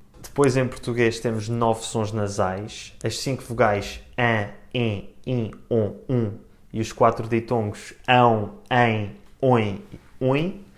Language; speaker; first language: Portuguese; native; Portuguese